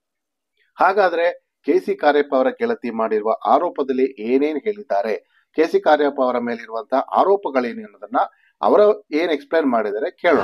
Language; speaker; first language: Kannada; native; Kannada